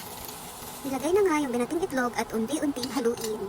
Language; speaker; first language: Filipino; native; Filipino